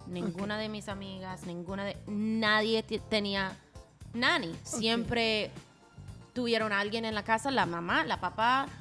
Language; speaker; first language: Spanish; non-native, fluent; English